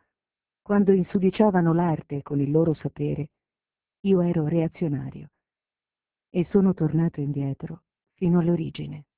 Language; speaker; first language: Italian; native; Italian